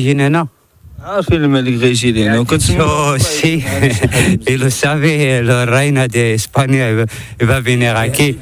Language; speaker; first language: Spanish; non-native, learner; Arabic